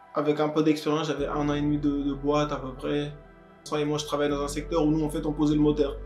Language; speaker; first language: French; early bilingual, other home language; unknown